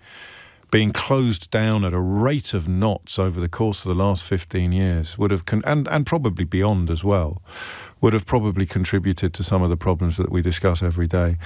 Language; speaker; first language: English; native; English